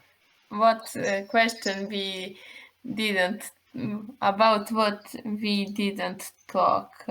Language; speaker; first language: English; non-native, learner; Serbian